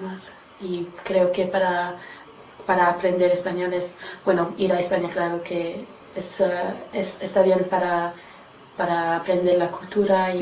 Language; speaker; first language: Spanish; non-native, learner; English